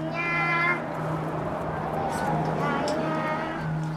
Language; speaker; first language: Korean; native; Korean